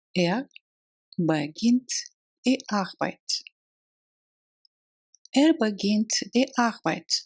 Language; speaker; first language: German; non-native, fluent; Russian